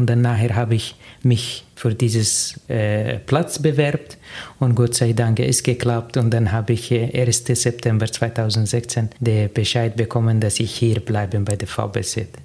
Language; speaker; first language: German; non-native, learner; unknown